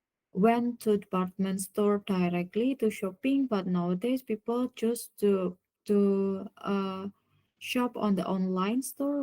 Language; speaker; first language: English; non-native, learner; Indonesian